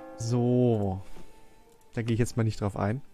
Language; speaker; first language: German; native; German